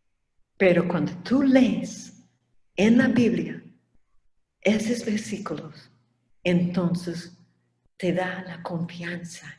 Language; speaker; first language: Spanish; non-native, fluent; English